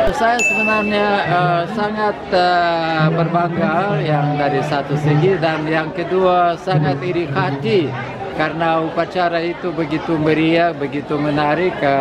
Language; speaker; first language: Indonesian; non-native, fluent; Russian